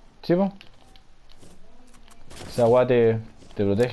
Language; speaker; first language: Spanish; native; Spanish